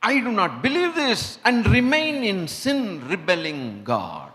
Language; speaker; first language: English; non-native, local second language; Tamil